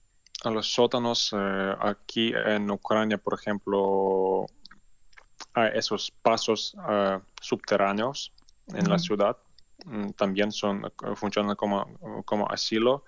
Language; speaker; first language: Spanish; non-native, learner; Ukrainian